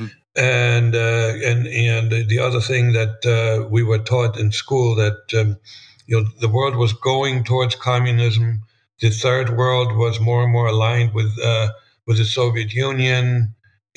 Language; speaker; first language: English; non-native, fluent; German